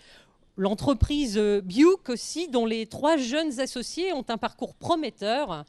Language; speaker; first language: French; native; French